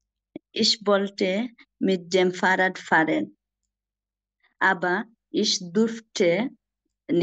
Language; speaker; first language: German; non-native, learner; Bangla